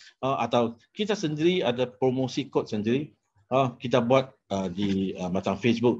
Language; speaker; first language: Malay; non-native, local second language; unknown